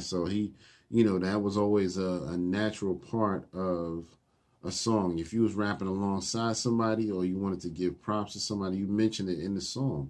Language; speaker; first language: English; native; English